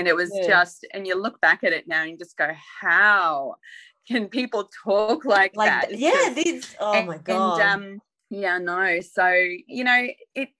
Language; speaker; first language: English; native; English